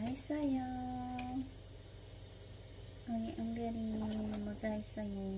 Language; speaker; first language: Korean; non-native, learner; Filipino